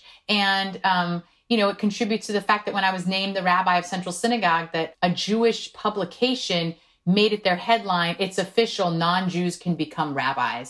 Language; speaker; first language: English; non-native, fluent; Korean